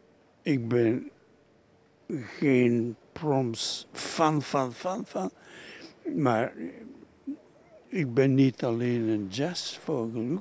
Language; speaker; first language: Dutch; non-native, local second language; French